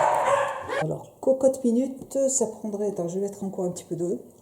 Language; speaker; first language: French; native; French